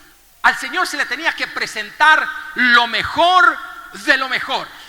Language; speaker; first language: Spanish; native; Spanish